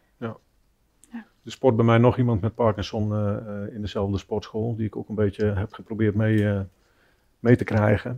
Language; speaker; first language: Dutch; native; Dutch